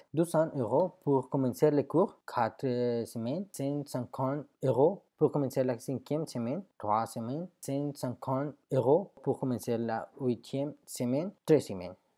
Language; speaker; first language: French; non-native, fluent; Spanish